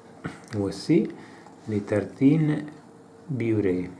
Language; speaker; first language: French; non-native, learner; Italian